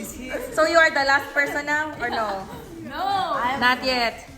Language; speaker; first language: English; non-native, fluent; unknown